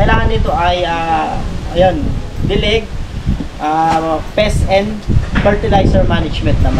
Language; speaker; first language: Filipino; native; Filipino